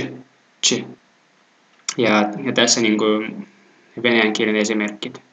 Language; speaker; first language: Finnish; non-native, fluent; Russian